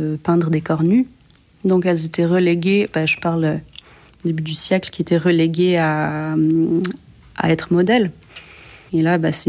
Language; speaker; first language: French; native; French